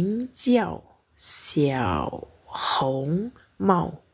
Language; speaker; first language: Chinese; non-native, fluent; Indonesian